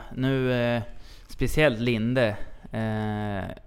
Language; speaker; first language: Swedish; native; Swedish